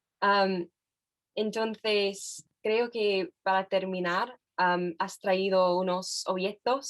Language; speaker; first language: Spanish; non-native, fluent; English